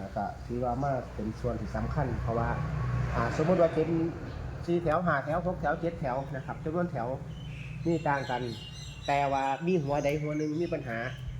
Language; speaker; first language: Thai; native; Thai